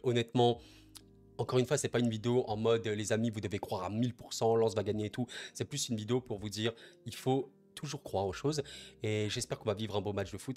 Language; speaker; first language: French; native; French